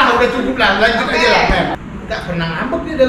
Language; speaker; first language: Indonesian; native; Indonesian